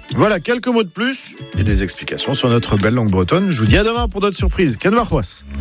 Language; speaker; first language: French; native; French